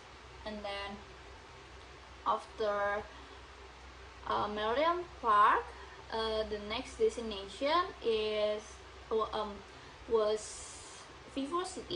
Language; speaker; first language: English; non-native, learner; Indonesian